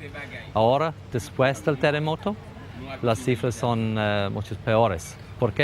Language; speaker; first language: Spanish; non-native, fluent; English